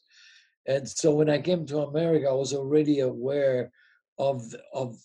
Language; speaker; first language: English; non-native, fluent; Italian